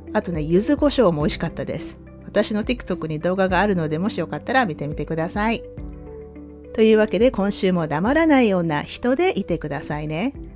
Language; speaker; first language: Japanese; native; Japanese